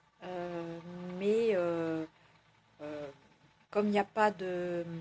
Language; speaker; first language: French; native; French